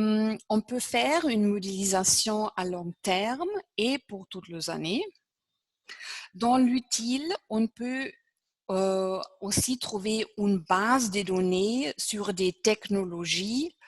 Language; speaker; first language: French; non-native, fluent; German